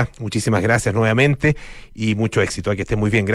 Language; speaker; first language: Spanish; native; Spanish